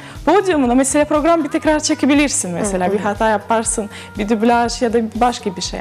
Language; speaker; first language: Turkish; non-native, learner; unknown